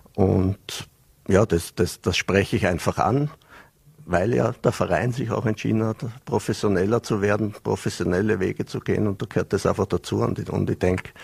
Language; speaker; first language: German; native; German